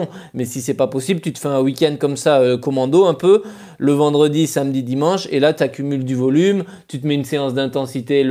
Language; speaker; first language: French; native; French